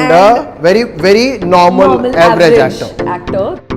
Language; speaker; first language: Hindi; native; Hindi